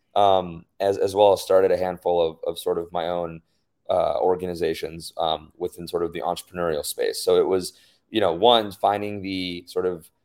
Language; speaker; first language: English; native; English